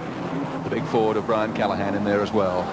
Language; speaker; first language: English; native; English